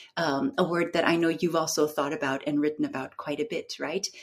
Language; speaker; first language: English; non-native, fluent; Turkish